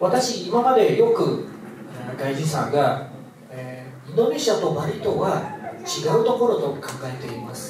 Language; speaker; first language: Japanese; non-native, fluent; Indonesian